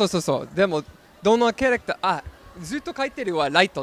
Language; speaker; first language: Japanese; non-native, learner; English